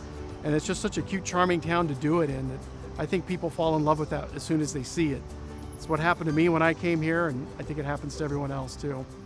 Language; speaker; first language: English; native; English